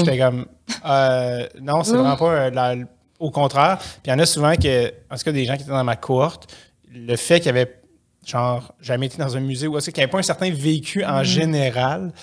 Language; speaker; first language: French; native; French